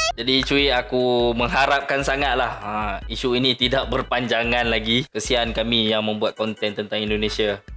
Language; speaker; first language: Malay; native; Malay